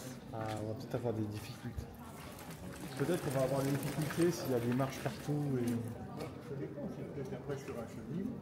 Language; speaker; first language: French; native; French